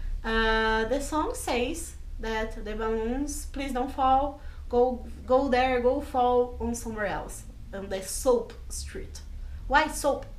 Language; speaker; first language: English; non-native, fluent; Portuguese